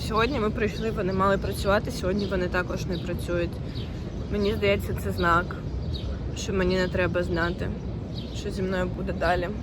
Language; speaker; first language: Ukrainian; native; Ukrainian